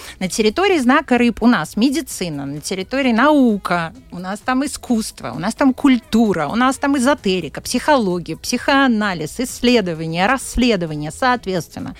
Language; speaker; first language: Russian; native; Russian